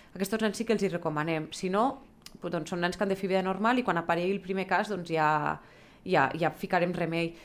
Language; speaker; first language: Catalan; native; Catalan